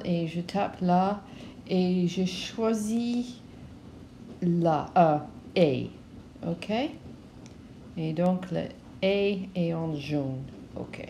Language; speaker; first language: French; non-native, learner; English